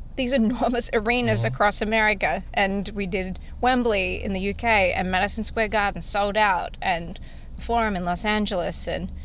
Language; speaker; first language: English; native; English